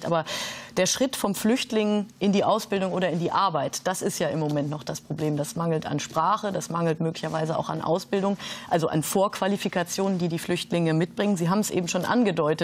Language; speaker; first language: German; native; German